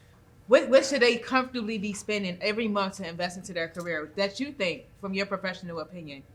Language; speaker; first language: English; native; English